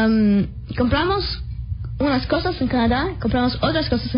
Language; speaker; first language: Spanish; early bilingual, heritage; Spanish